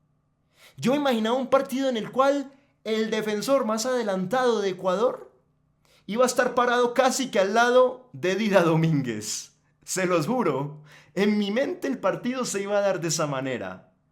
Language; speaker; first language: Spanish; native; Spanish